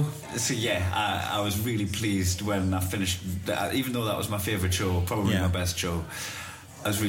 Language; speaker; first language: English; native; English